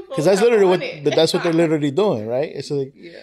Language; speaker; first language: English; native; English